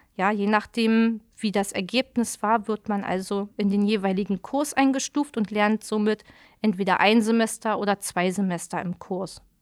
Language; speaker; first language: German; native; German